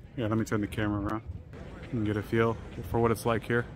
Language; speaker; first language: English; native; English